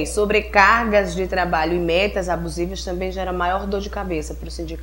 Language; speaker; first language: Portuguese; native; Portuguese